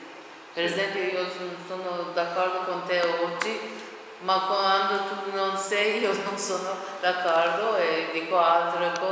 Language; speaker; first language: Italian; non-native, learner; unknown